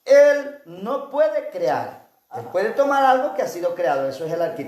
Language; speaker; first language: Spanish; native; Spanish